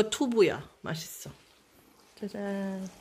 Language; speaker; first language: Korean; non-native, learner; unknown